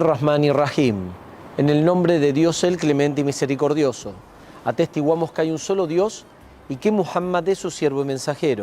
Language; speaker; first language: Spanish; native; Spanish